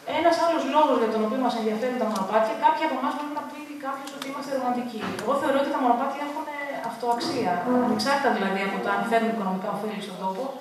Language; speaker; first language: Greek; native; Greek